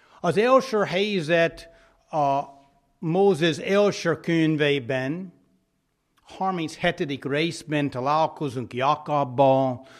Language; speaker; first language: Hungarian; non-native, fluent; English